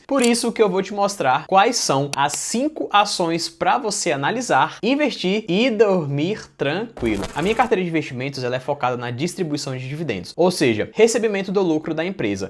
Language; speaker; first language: Portuguese; native; Portuguese